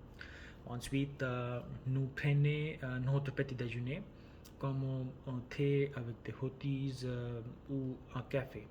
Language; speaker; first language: French; non-native, learner; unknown